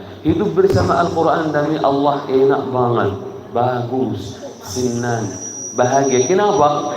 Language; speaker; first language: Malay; non-native, fluent; Arabic